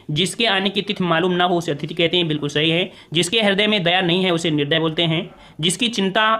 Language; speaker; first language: Hindi; native; Hindi